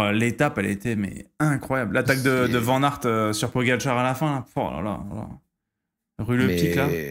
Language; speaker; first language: French; native; French